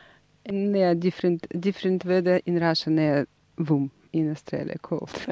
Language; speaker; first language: English; non-native, learner; Russian